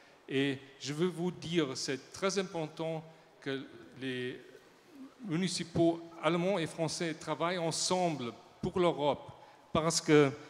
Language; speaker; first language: French; non-native, learner; German